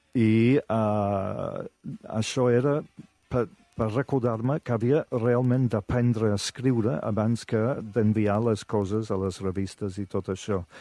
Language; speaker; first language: Catalan; non-native, fluent; English